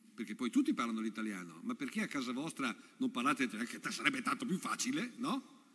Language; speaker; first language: Italian; native; Italian